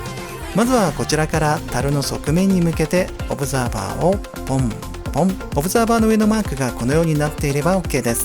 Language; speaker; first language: Japanese; native; Japanese